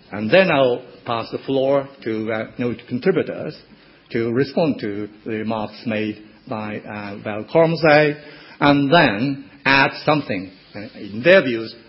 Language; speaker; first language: English; non-native, fluent; Japanese